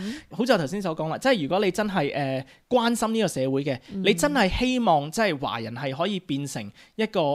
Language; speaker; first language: Cantonese; native; Cantonese